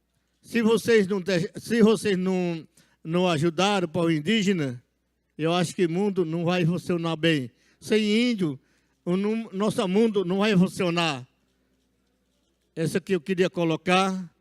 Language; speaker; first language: Portuguese; non-native, local second language; Yanomámi